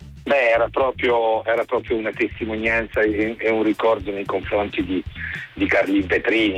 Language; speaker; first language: Italian; native; Italian